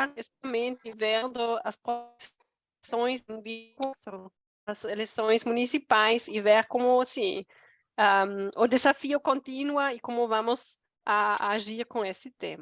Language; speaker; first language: Portuguese; non-native, fluent; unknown